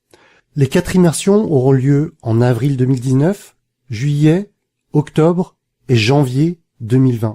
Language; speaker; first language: French; native; French